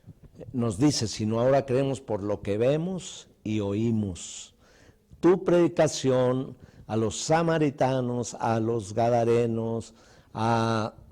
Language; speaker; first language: Spanish; native; Spanish